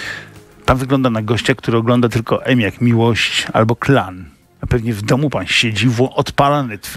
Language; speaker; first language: Polish; native; Polish